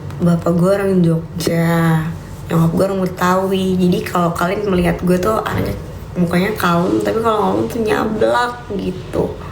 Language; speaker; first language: Indonesian; native; Indonesian